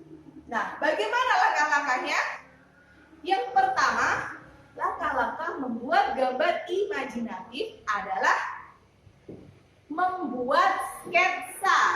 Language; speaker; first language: Indonesian; native; Indonesian